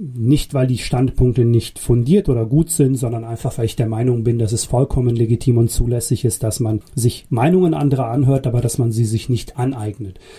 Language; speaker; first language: German; early bilingual, other home language; Bosnian